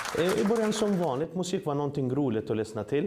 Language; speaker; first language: Swedish; non-native, learner; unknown